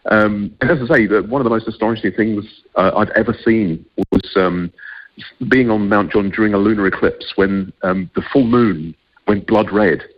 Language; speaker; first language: English; native; English